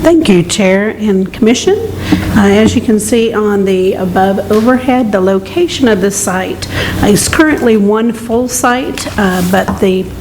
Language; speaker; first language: English; native; English